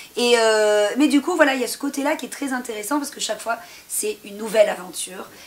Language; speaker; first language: French; native; French